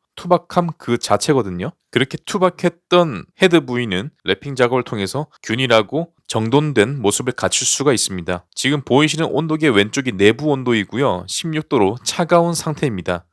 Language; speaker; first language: Korean; native; Korean